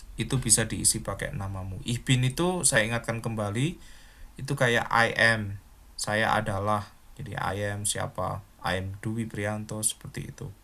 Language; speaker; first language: Indonesian; native; Indonesian